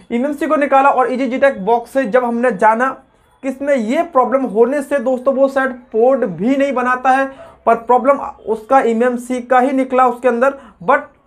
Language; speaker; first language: Hindi; native; Hindi